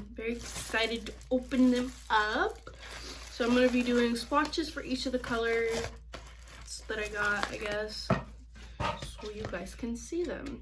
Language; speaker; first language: English; native; English